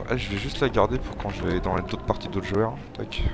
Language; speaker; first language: French; native; French